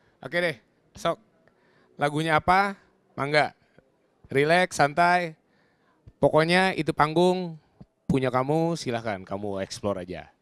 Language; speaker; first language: Indonesian; non-native, local second language; Sundanese